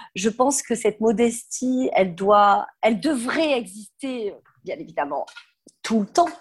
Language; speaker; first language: French; native; French